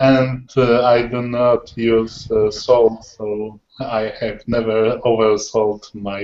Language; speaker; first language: English; non-native, learner; Polish